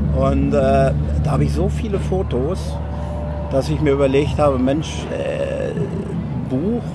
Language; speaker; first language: German; native; German